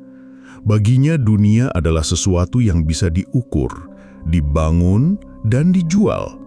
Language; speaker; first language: Indonesian; native; Indonesian